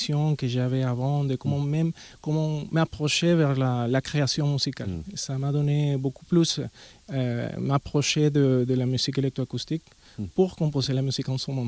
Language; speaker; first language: French; non-native, fluent; Spanish